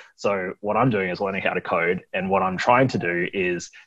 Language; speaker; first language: English; native; English